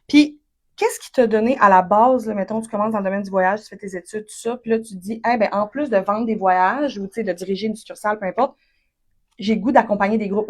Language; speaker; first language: French; native; French